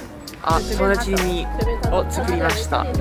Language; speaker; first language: Japanese; non-native, learner; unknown